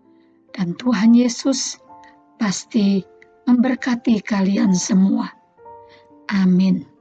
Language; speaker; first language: Indonesian; native; Indonesian